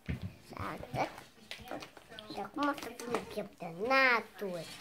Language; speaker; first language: Romanian; early bilingual, heritage; Romanian